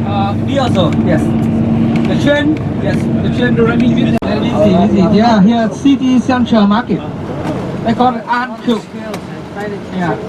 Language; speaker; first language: English; non-native, learner; Vietnamese